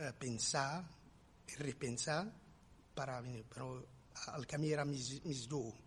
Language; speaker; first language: Catalan; non-native, learner; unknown